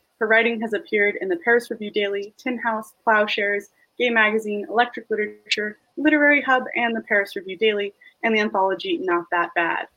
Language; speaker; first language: English; native; English